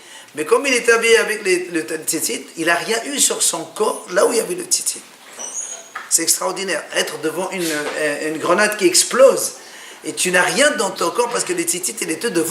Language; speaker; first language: French; native; French